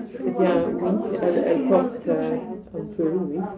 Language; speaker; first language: French; non-native, fluent; English